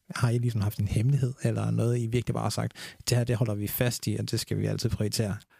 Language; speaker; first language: Danish; early bilingual, other home language; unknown